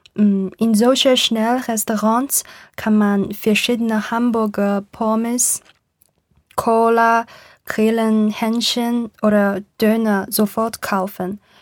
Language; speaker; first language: German; non-native, learner; Chinese